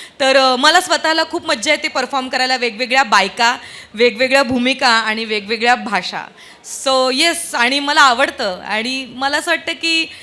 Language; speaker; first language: Marathi; native; Marathi